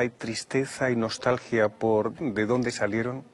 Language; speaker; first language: Spanish; native; Spanish